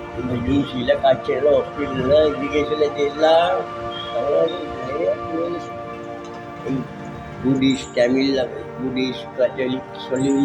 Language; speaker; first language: Tamil; non-native, local second language; Sinhala